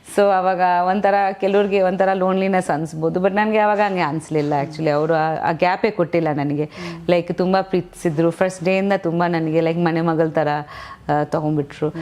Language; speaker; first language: Kannada; non-native, fluent; Bangla